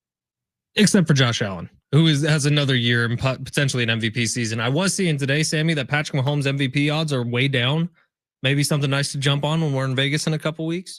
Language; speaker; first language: English; native; English